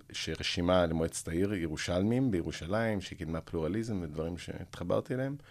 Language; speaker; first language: Hebrew; early bilingual, other home language; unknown